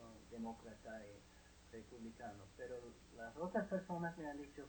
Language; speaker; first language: Spanish; non-native, fluent; English